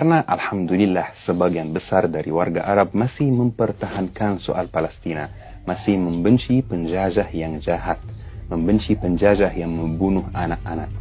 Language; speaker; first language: Indonesian; non-native, fluent; Arabic